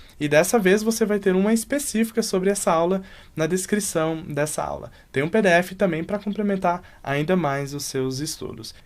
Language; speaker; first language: Portuguese; native; Portuguese